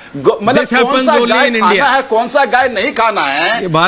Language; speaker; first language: Hindi; native; Hindi